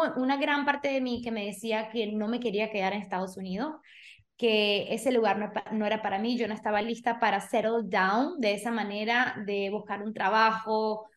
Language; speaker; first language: Spanish; early bilingual, other home language; Portuguese